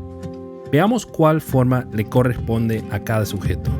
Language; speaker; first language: Spanish; non-native, fluent; English